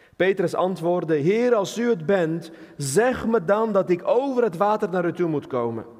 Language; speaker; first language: Dutch; non-native, fluent; Armenian